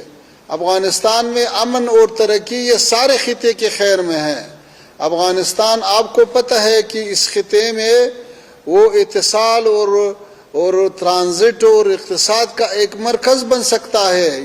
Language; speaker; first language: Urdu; non-native, fluent; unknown